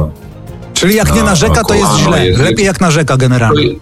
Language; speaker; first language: Polish; native; Polish